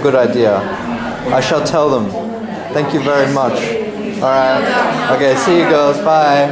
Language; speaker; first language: English; non-native, fluent; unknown